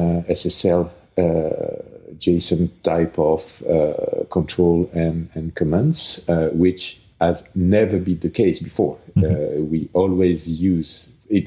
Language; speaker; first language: English; non-native, fluent; French